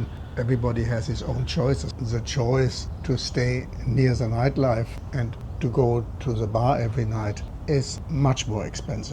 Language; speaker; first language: English; non-native, fluent; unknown